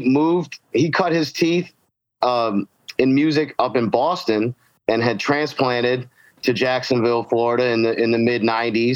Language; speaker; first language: English; native; English